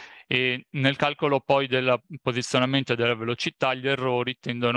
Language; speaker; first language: Italian; native; Italian